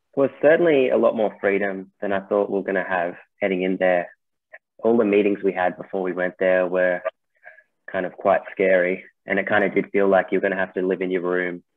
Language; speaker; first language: English; native; English